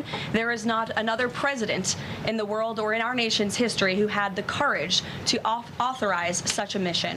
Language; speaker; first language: English; native; English